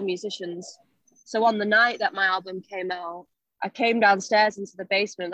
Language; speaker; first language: English; native; English